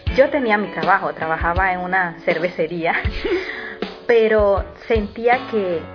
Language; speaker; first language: Spanish; native; Spanish